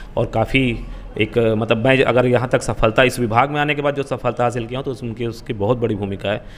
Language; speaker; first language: Hindi; native; Hindi